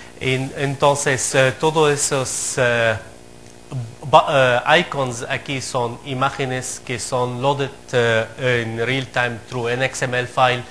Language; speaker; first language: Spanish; non-native, fluent; Arabic